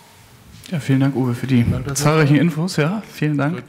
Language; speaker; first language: German; native; German